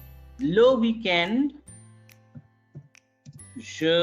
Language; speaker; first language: French; non-native, fluent; Bangla